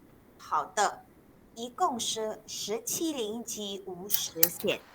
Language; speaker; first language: Chinese; non-native, local second language; Malay